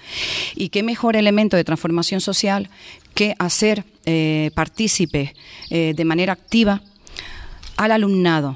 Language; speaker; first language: Spanish; native; Spanish